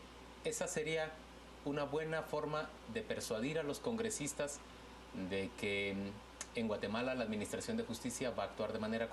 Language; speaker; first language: Spanish; native; Spanish